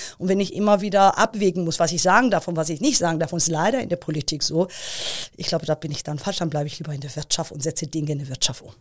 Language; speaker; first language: German; early bilingual, other home language; Persian